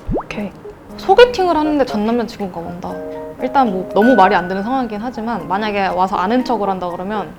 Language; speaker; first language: Korean; native; Korean